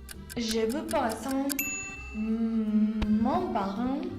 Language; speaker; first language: French; non-native, learner; Spanish